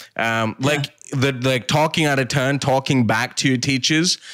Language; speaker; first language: English; early bilingual, other home language; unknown